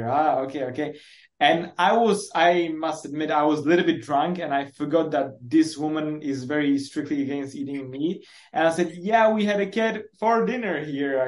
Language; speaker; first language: English; non-native, fluent; Czech